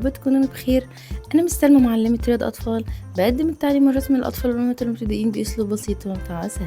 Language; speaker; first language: Arabic; native; Arabic